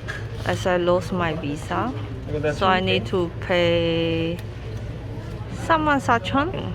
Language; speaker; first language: English; non-native, learner; Chinese